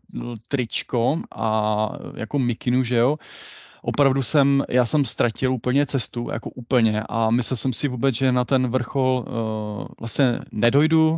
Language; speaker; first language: Czech; native; Czech